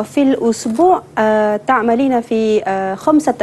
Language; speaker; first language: Arabic; non-native, learner; Malay